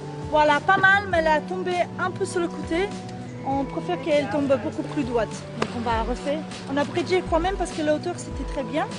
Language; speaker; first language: French; non-native, fluent; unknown